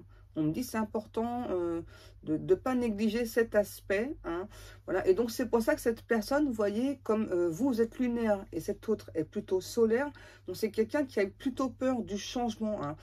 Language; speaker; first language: French; native; French